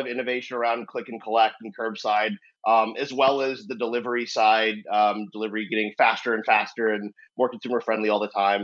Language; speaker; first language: English; native; English